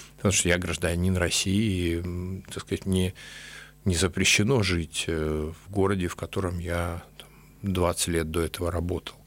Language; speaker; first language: Russian; native; Russian